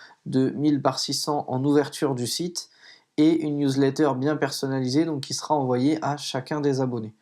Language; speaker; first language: French; native; French